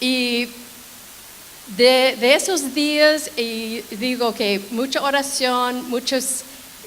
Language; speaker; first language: Spanish; non-native, fluent; English